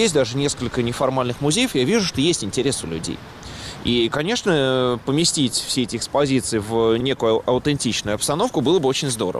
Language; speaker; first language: Russian; native; Russian